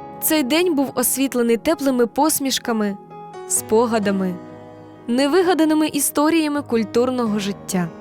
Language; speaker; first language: Ukrainian; native; Ukrainian